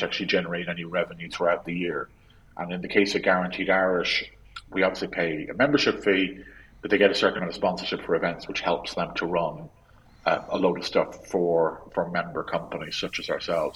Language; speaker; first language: English; native; English